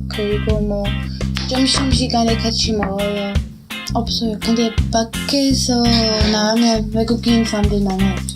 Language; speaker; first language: Korean; non-native, learner; Arabic